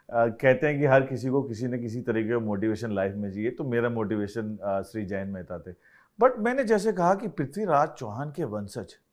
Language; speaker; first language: Hindi; native; Hindi